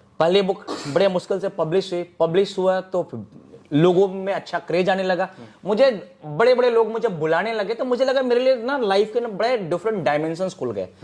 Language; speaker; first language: Hindi; native; Hindi